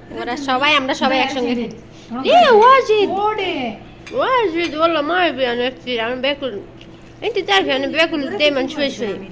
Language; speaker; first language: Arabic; non-native, learner; Bangla